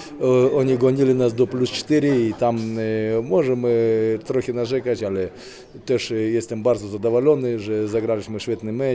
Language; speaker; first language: Polish; non-native, fluent; Russian